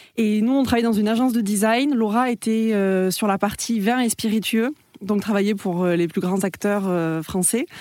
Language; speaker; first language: French; native; French